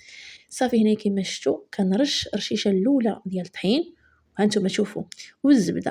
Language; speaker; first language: Arabic; native; Arabic